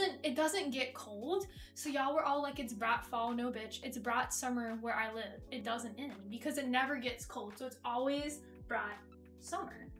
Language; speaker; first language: English; native; English